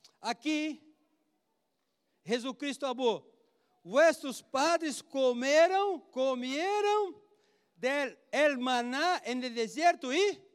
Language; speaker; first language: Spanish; non-native, learner; Portuguese